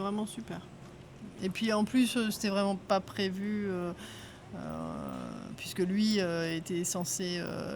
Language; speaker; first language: French; native; French